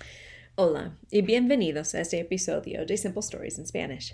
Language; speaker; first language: Spanish; non-native, fluent; English